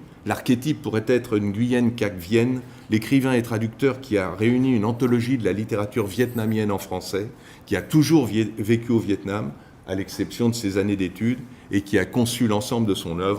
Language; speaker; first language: French; native; French